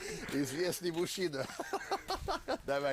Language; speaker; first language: Russian; non-native, learner; English